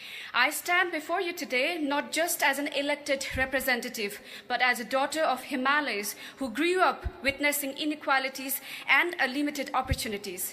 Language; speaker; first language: English; non-native, local second language; Nepali